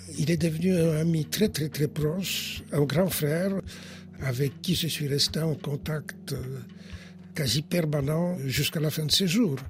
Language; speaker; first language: French; non-native, fluent; Polish